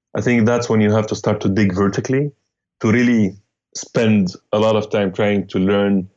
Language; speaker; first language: English; non-native, fluent; Arabic